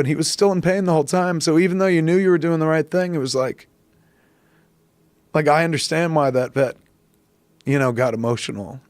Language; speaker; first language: English; native; English